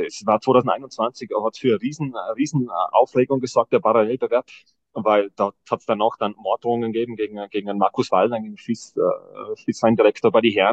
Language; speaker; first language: German; native; German